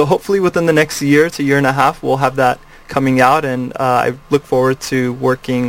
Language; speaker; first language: English; native; English